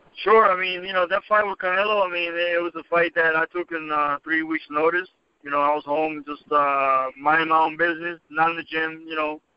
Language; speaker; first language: English; native; English